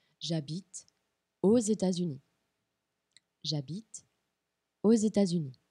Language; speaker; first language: French; non-native, fluent; Portuguese